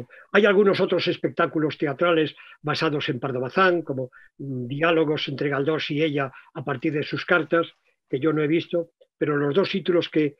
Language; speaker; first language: Spanish; native; Spanish